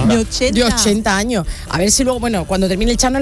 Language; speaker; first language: Spanish; native; Spanish